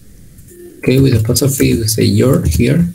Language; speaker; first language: English; non-native, learner; Spanish